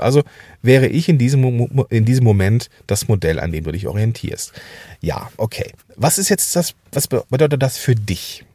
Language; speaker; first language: German; native; German